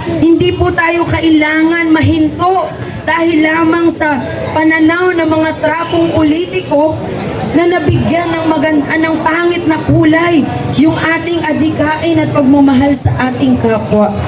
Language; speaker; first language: Filipino; native; Filipino